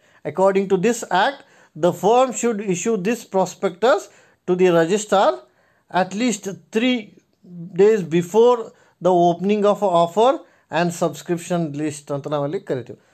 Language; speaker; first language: English; non-native, local second language; Kannada